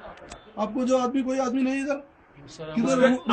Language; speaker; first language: Hindi; non-native, local second language; Malayalam